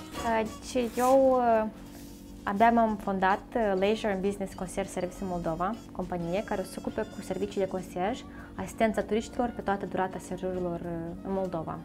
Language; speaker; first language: Romanian; native; Romanian